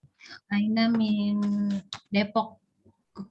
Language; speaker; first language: Arabic; non-native, learner; Indonesian